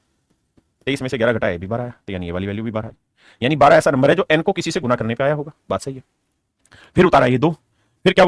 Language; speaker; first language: Hindi; native; Hindi